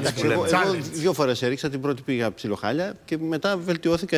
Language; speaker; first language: Greek; native; Greek